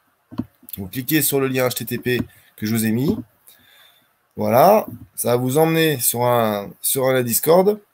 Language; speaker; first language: French; native; French